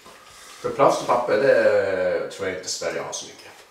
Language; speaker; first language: Swedish; native; Swedish